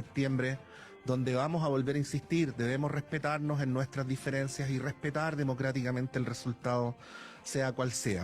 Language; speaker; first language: Spanish; native; Spanish